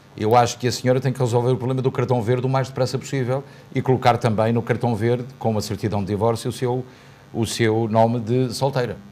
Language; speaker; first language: Portuguese; native; Portuguese